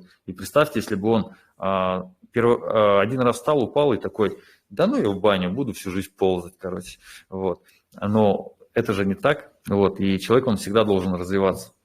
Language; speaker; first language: Russian; native; Russian